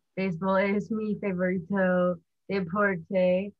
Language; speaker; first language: Spanish; non-native, learner; English